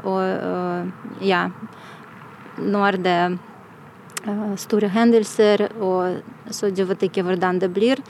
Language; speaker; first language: Norwegian; non-native, fluent; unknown